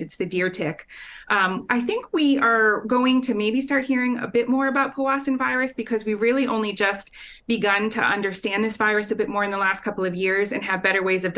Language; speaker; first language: English; native; English